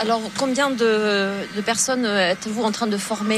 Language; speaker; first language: French; native; French